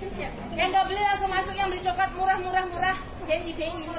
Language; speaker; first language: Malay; non-native, local second language; Javanese